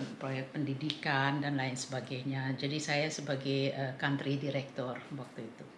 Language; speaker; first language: Indonesian; early bilingual, heritage; English